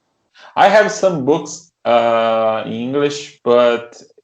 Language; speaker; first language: English; non-native, learner; Portuguese